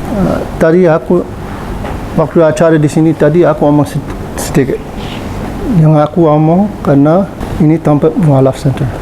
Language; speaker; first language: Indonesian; non-native, learner; English